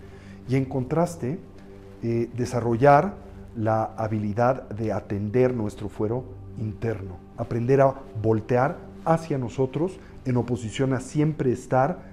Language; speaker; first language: Spanish; native; Spanish